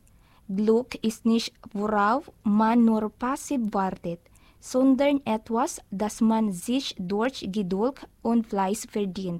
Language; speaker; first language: German; non-native, learner; Filipino